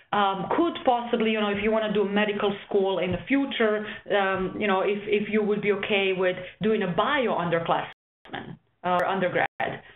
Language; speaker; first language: English; non-native, fluent; Serbian